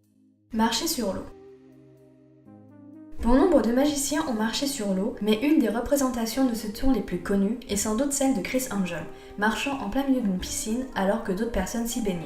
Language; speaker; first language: French; native; French